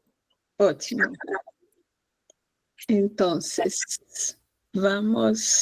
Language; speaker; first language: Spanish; non-native, fluent; Portuguese